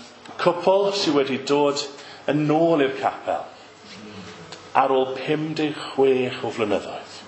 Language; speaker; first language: Welsh; native; Welsh